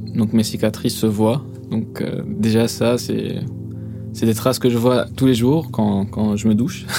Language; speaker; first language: French; non-native, local second language; Arabic